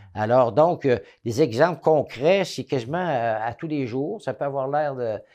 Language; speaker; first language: French; native; French